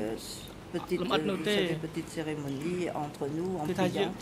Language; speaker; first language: French; non-native, local second language; Khmer